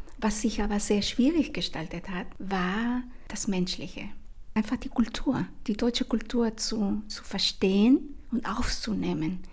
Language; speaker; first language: German; non-native, fluent; Spanish